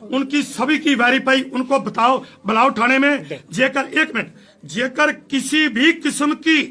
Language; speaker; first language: Hindi; non-native, local second language; Punjabi